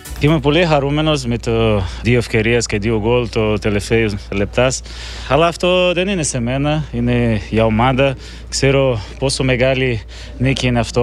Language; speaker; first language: Greek; non-native, learner; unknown